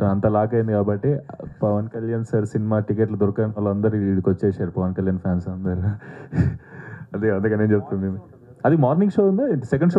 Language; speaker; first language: Telugu; native; Telugu